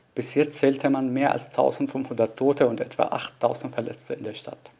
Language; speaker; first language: German; non-native, fluent; Arabic